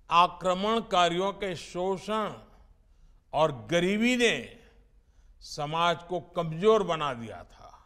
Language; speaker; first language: Hindi; non-native, local second language; Gujarati